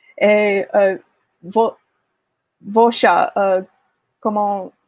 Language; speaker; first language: French; non-native, learner; English